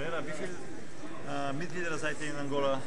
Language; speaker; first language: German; non-native, fluent; Bulgarian